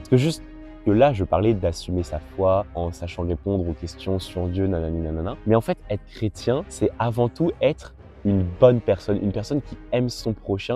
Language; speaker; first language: French; native; French